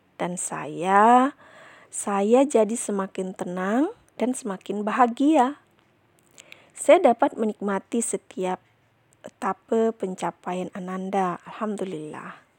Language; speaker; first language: Indonesian; non-native, local second language; Minangkabau